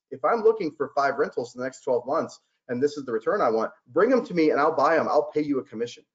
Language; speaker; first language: English; native; English